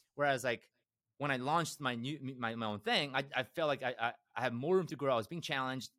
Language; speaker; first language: English; early bilingual, other home language; Korean